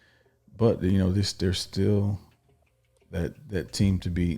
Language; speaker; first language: English; native; English